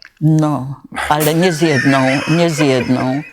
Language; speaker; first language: Polish; native; Polish